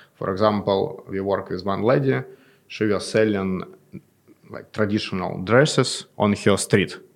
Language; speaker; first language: English; non-native, fluent; Russian